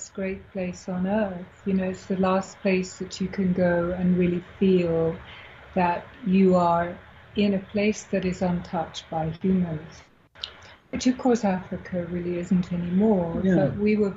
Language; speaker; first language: English; native; English